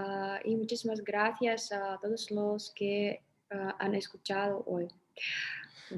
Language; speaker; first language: Spanish; non-native, fluent; Russian